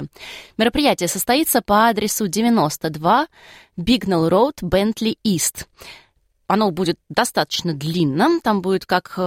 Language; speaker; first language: Russian; native; Russian